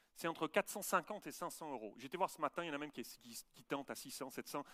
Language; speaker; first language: French; native; French